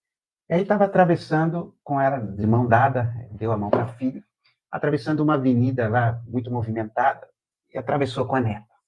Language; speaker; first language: Portuguese; native; Portuguese